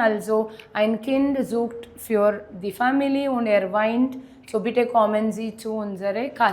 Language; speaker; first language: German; non-native, learner; Hindi